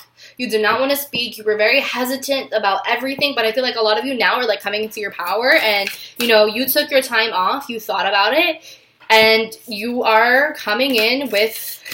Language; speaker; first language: English; native; English